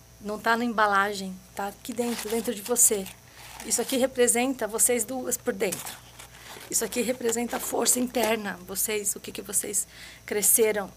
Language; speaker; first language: Portuguese; early bilingual, other home language; Arabic